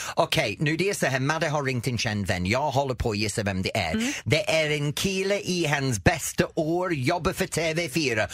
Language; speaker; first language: Swedish; non-native, fluent; English